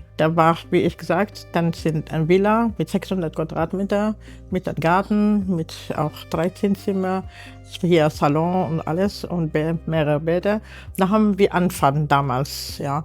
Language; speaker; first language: German; non-native, learner; Arabic